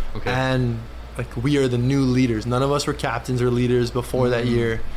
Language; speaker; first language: English; native; English